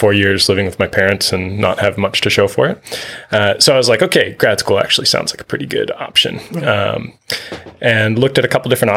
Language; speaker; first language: English; native; English